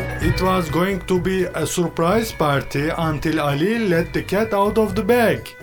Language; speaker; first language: English; non-native, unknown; Turkish